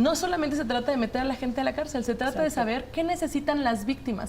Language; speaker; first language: Spanish; native; Spanish